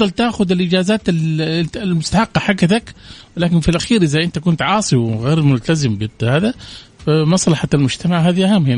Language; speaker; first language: Arabic; native; Arabic